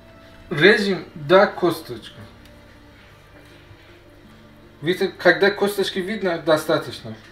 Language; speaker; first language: Russian; non-native, learner; Persian